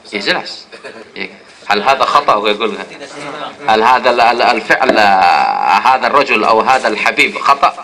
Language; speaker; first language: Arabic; non-native, fluent; Indonesian